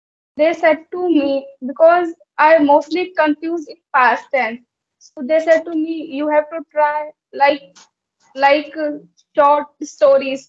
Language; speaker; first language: English; non-native, learner; Hindi